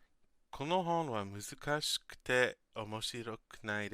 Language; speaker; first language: Japanese; non-native, learner; English